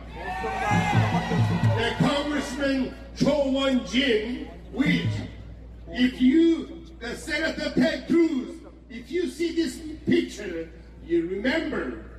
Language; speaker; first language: English; non-native, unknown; Korean